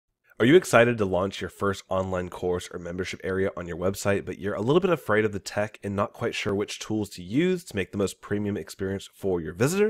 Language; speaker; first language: English; native; English